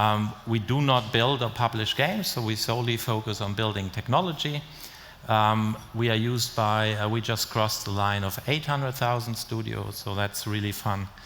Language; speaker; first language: English; non-native, fluent; German